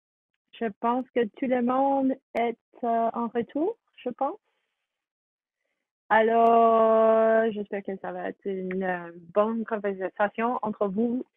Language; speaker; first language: French; non-native, fluent; English